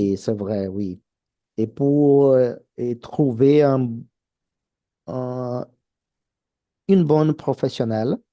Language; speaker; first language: French; non-native, fluent; Portuguese